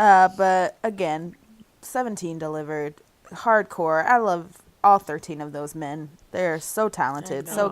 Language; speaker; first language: English; native; English